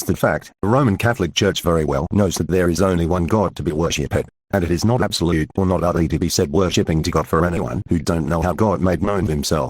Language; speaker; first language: English; non-native, local second language; Filipino